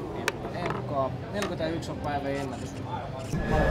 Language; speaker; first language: Finnish; native; Finnish